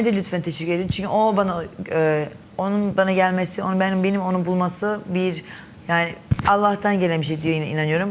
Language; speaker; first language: Turkish; early bilingual, heritage; Turkish